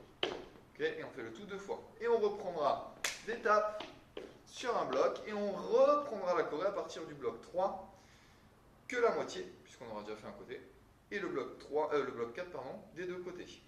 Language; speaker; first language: French; native; French